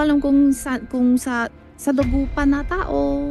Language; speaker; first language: Filipino; non-native, learner; Chinese